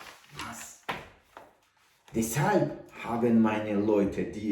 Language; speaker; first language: German; non-native, learner; Tajik